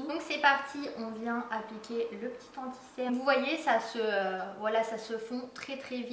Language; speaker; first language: French; native; French